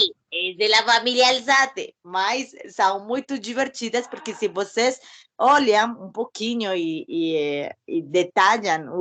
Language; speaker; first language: Portuguese; non-native, learner; Spanish